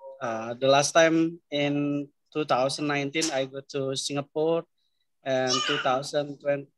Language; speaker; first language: English; non-native, learner; Indonesian